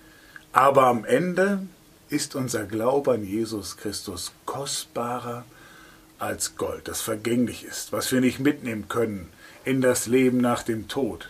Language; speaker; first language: German; native; German